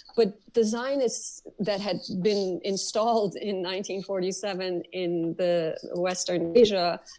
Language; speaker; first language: English; early bilingual, other home language; Persian